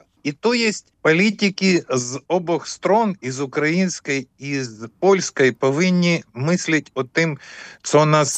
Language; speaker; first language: Ukrainian; early bilingual, heritage; Ukrainian